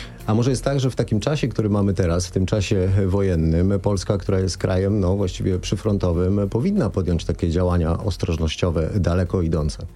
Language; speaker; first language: Polish; native; Polish